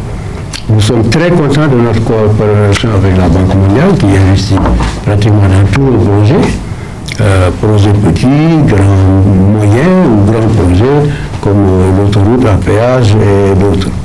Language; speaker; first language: French; non-native, local second language; Wolof